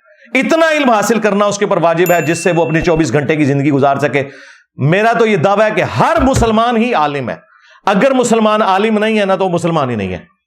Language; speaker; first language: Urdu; non-native, local second language; Punjabi